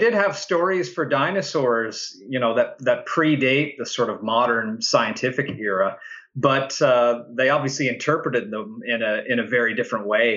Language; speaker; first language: English; native; English